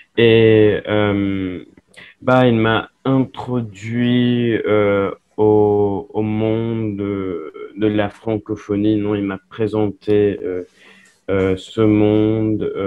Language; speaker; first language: French; non-native, fluent; English